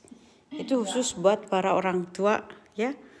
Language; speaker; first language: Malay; non-native, local second language; Sundanese